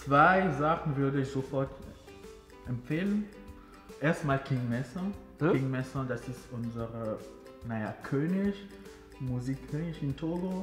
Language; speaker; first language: German; non-native, fluent; Ewe